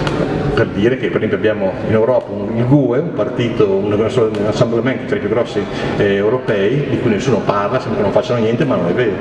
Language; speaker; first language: Italian; native; Italian